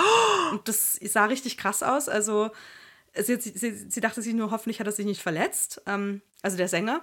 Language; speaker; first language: German; native; German